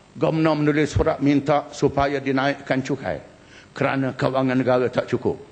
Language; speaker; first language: Malay; native; Malay